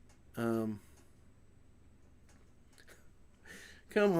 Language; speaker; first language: English; native; English